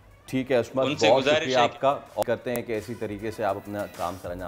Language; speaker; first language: Urdu; native; Urdu